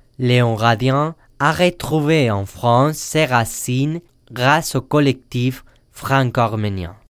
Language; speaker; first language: French; native; French